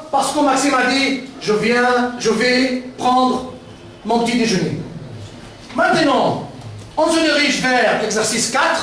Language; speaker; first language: French; non-native, fluent; Arabic